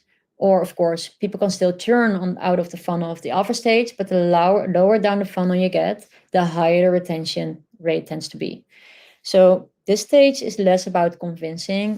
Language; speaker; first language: English; non-native, fluent; Dutch